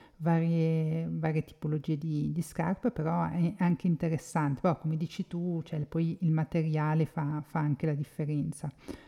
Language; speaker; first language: Italian; native; Italian